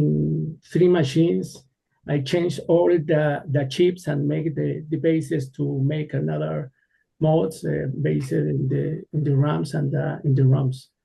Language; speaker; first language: English; non-native, learner; Spanish